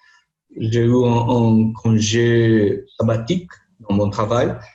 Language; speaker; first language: French; non-native, learner; Portuguese